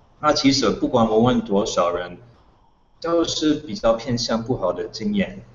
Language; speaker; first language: Chinese; non-native, fluent; English